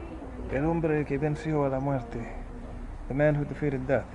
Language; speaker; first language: Spanish; non-native, fluent; English